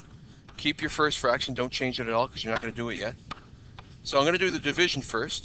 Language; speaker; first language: English; native; English